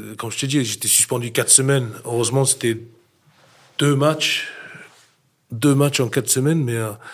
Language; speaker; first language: French; non-native, fluent; English